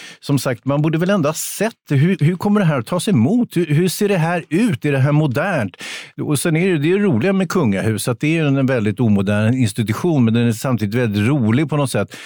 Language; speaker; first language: Swedish; native; Swedish